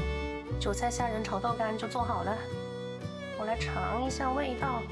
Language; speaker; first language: Chinese; native; Chinese